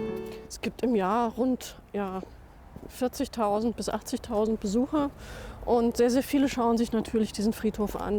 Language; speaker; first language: German; native; German